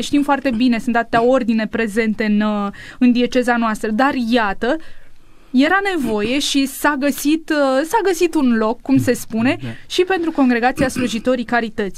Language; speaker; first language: Romanian; native; Romanian